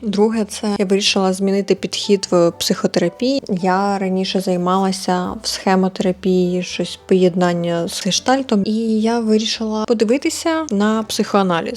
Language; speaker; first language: Ukrainian; native; Ukrainian